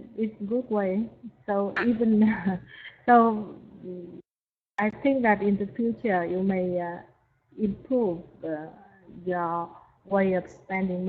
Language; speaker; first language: English; non-native, learner; Vietnamese